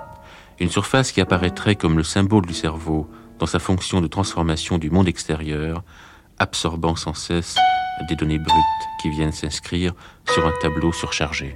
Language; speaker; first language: French; native; French